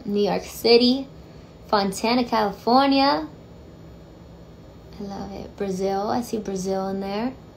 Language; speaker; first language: English; early bilingual, other home language; Spanish